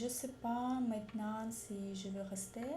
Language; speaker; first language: French; non-native, learner; Russian